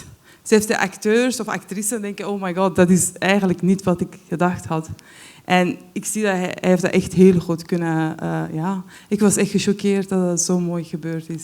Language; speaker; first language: Dutch; non-native, fluent; Kurdish